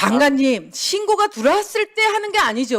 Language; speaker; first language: Korean; native; Korean